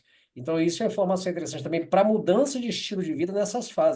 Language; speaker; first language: Portuguese; native; Portuguese